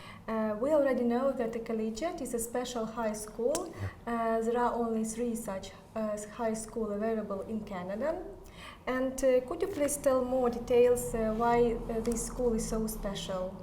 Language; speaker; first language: English; non-native, fluent; Ukrainian